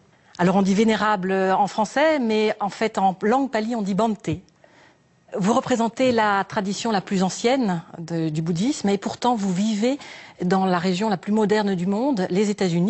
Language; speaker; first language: French; native; French